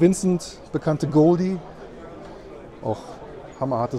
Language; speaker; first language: German; native; German